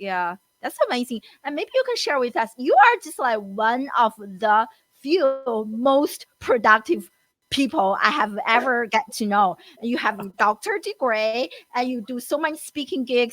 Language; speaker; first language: English; non-native, fluent; Chinese